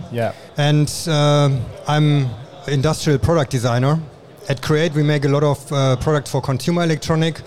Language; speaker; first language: English; non-native, fluent; German